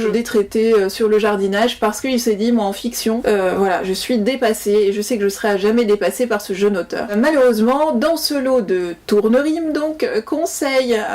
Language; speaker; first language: French; native; French